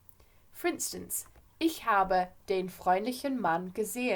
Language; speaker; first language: German; non-native, fluent; English